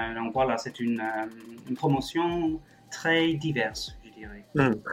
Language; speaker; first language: French; non-native, fluent; English